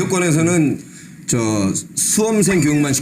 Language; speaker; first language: Korean; native; Korean